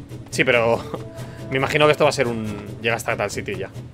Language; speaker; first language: Spanish; native; Spanish